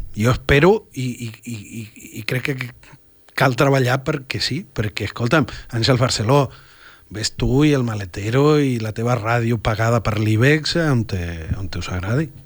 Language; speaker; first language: Catalan; non-native, fluent; Spanish